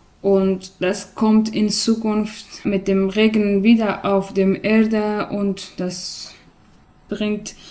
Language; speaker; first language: German; non-native, learner; Persian